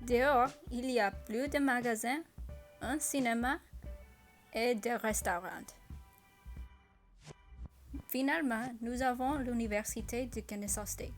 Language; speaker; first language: French; non-native, learner; English